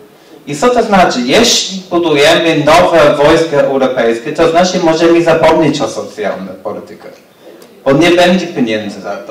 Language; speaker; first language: Polish; non-native, learner; English